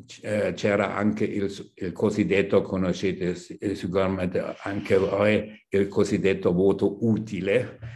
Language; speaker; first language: Italian; non-native, fluent; German